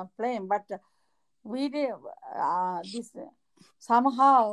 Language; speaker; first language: English; non-native, local second language; Telugu